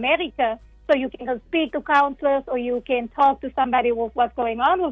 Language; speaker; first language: English; non-native, local second language; Dutch